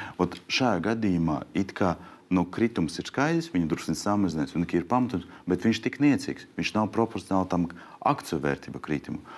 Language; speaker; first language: Latvian; non-native, local second language; Russian